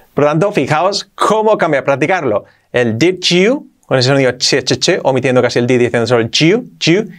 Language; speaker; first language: Spanish; native; Spanish